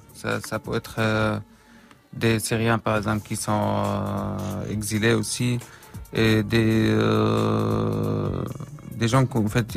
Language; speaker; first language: French; non-native, fluent; Arabic